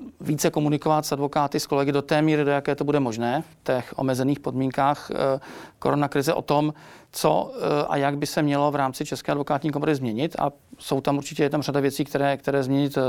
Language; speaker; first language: Czech; native; Czech